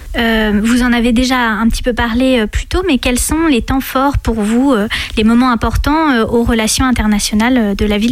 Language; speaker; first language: French; native; French